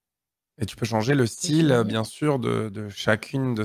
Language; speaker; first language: French; native; French